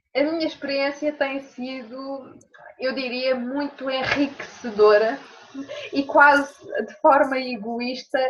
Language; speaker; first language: Portuguese; native; Portuguese